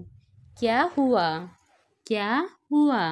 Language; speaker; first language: Hindi; non-native, local second language; Telugu